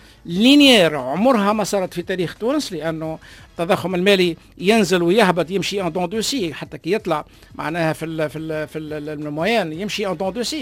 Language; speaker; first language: Arabic; native; Arabic